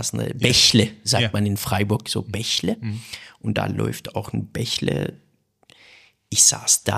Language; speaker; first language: German; non-native, fluent; Persian